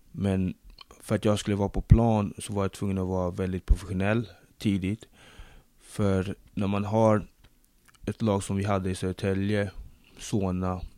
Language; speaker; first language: Swedish; early bilingual, other home language; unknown